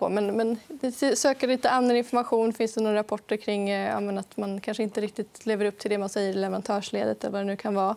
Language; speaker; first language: Swedish; native; Swedish